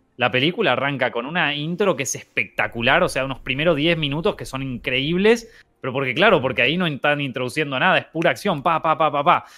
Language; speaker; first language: Spanish; native; Spanish